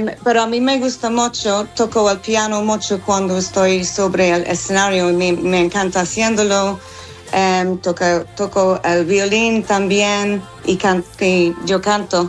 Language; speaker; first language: Spanish; non-native, fluent; English